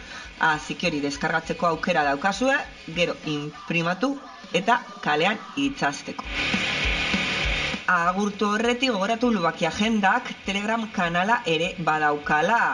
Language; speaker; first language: Basque; native; Basque